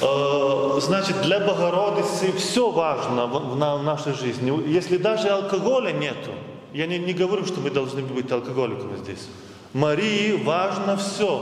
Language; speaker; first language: Russian; non-native, fluent; Lithuanian